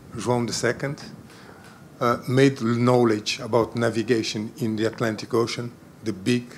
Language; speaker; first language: English; non-native, fluent; Portuguese